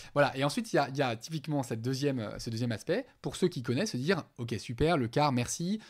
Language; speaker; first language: French; native; French